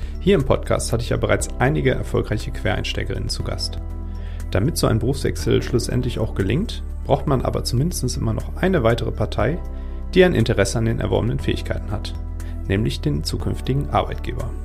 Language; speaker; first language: German; native; German